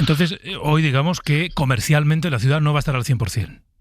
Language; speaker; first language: Spanish; native; Spanish